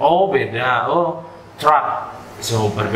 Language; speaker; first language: Indonesian; native; Indonesian